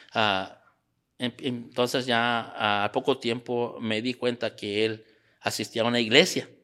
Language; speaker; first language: Spanish; native; Spanish